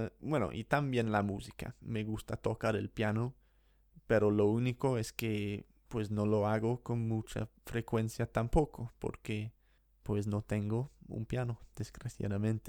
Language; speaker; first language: Spanish; non-native, fluent; English